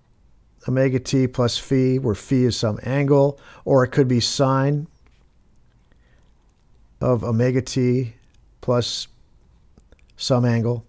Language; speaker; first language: English; native; English